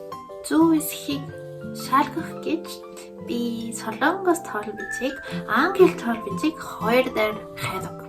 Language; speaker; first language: Mongolian; non-native, learner; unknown